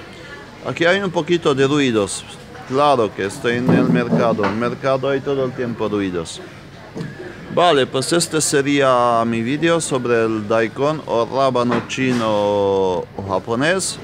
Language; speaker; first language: Spanish; non-native, fluent; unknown